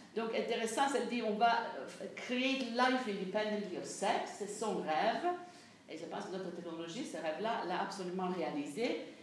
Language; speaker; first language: French; non-native, fluent; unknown